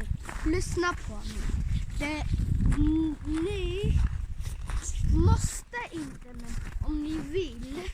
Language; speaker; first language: Swedish; early bilingual, other home language; Somali